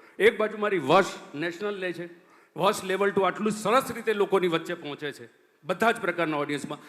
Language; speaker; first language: Gujarati; native; Gujarati